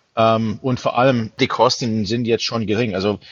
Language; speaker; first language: German; non-native, fluent; English